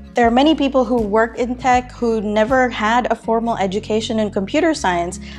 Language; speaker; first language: English; non-native, local second language; Filipino